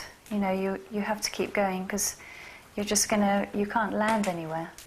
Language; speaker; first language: English; native; English